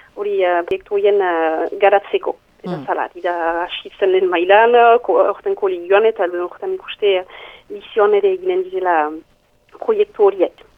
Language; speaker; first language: Basque; native; Basque